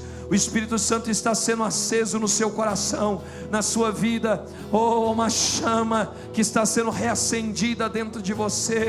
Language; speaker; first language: Portuguese; native; Portuguese